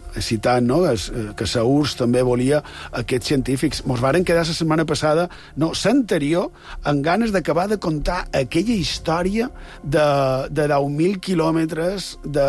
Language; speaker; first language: Catalan; native; Catalan